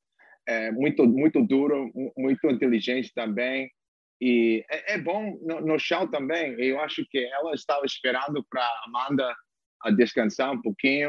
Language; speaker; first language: Portuguese; non-native, learner; English